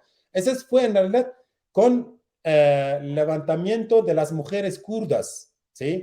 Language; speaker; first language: Spanish; non-native, learner; Kurdish